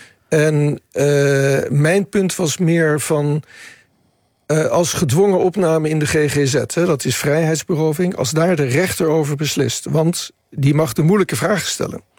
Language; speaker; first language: Dutch; native; Dutch